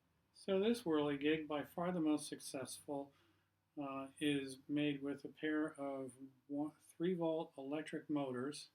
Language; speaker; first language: English; native; English